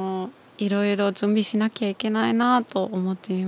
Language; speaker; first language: Japanese; non-native, fluent; German